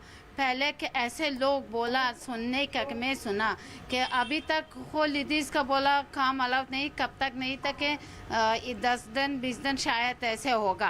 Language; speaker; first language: Hindi; non-native, learner; Persian